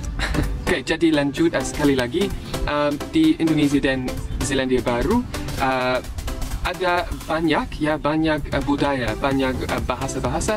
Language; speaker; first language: Indonesian; non-native, learner; English